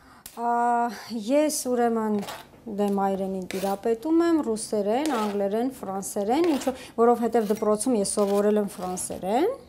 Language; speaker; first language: Armenian; native; Armenian